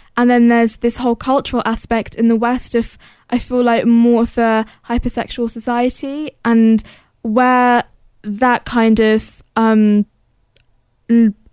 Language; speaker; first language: English; early bilingual, other home language; Arabic